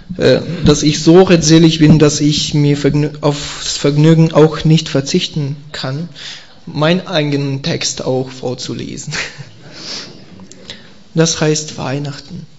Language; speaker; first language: German; non-native, learner; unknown